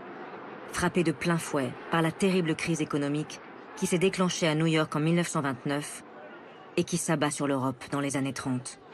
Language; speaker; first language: French; native; French